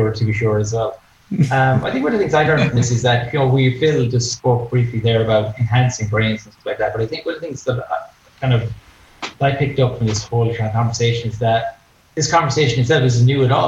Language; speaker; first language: English; native; English